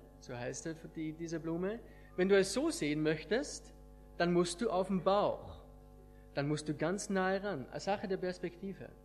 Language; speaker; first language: German; native; German